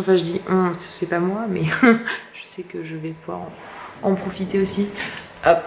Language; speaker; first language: French; native; French